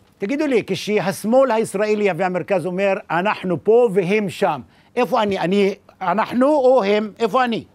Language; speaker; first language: Hebrew; non-native, local second language; Arabic